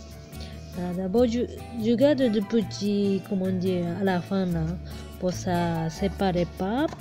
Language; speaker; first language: French; non-native, learner; Japanese